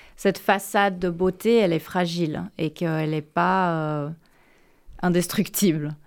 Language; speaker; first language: French; native; French